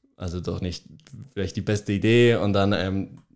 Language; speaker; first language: German; non-native, fluent; Spanish